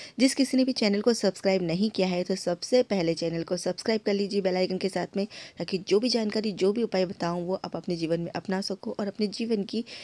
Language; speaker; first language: Hindi; native; Hindi